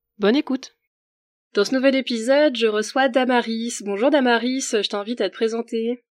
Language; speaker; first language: French; native; French